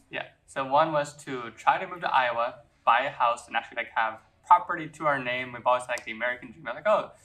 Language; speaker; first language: English; native; English